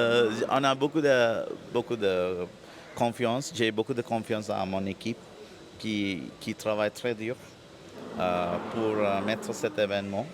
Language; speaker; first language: French; non-native, fluent; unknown